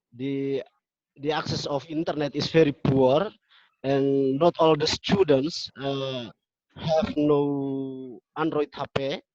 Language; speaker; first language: English; non-native, fluent; Indonesian